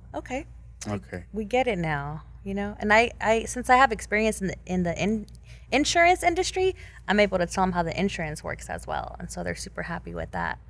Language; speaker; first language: English; early bilingual, other home language; Spanish